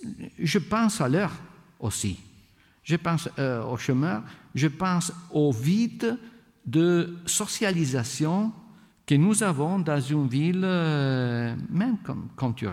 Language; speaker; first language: French; non-native, fluent; Italian